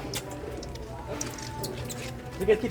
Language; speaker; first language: French; native; French